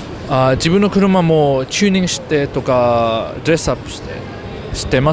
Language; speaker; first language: Japanese; non-native, learner; English